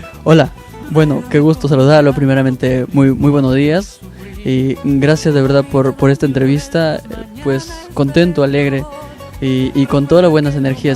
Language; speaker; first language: Spanish; native; Spanish